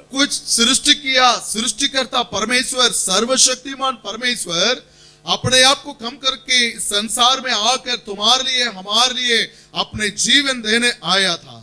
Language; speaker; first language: Hindi; non-native, local second language; Tamil